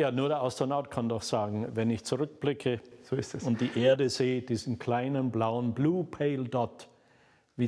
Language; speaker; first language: German; native; German